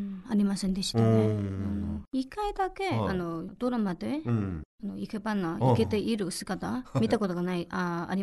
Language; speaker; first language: Japanese; non-native, learner; Chinese